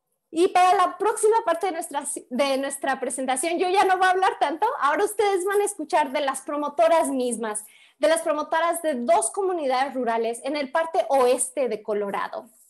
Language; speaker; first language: Spanish; early bilingual, heritage; Spanish